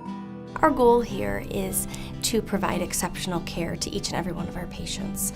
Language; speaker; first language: English; native; English